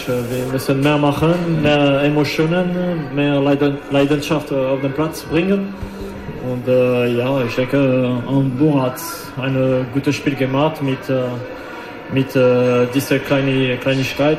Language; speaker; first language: German; non-native, learner; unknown